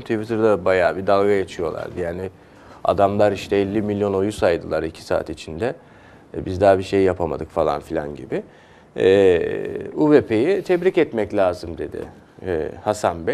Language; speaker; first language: Turkish; native; Turkish